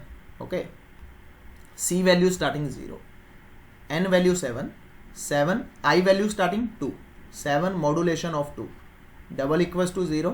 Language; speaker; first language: English; non-native, local second language; Hindi